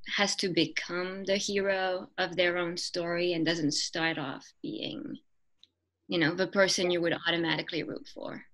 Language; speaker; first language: English; non-native, fluent; French